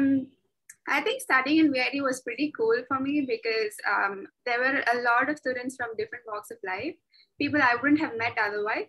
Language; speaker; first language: English; non-native, local second language; Tamil